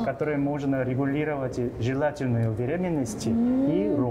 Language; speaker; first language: Russian; non-native, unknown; Korean